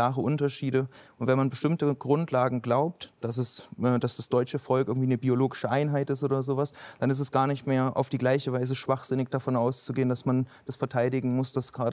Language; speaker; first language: German; native; German